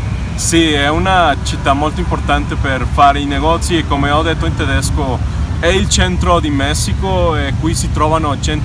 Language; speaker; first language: Italian; non-native, fluent; Spanish